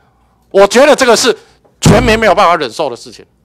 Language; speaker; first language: Chinese; native; Chinese